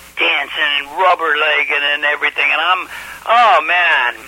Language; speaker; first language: English; native; English